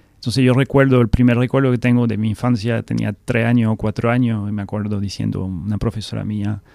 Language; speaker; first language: Spanish; non-native, fluent; French